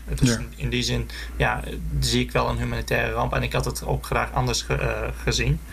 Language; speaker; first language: Dutch; early bilingual, other home language; Azerbaijani